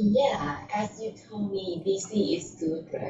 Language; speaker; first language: English; non-native, learner; Thai